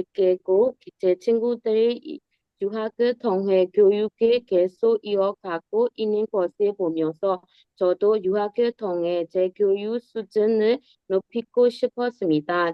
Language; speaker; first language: Korean; non-native, learner; Burmese